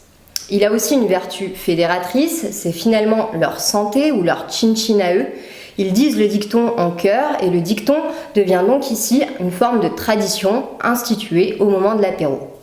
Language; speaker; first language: French; native; French